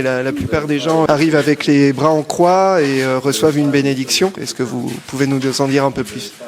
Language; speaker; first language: French; native; French